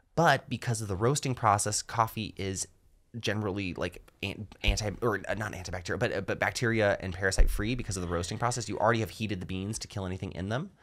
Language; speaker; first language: English; native; English